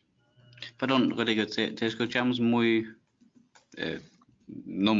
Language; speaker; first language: Spanish; non-native, fluent; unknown